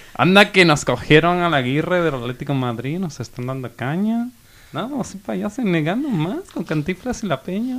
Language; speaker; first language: Spanish; native; Spanish